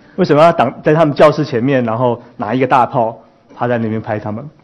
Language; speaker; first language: Chinese; native; Chinese